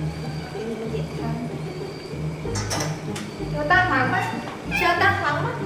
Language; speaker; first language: Chinese; non-native, local second language; Cantonese